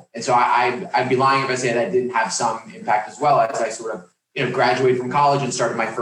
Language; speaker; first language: English; native; English